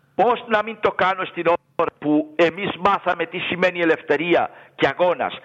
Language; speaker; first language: Greek; non-native, fluent; Spanish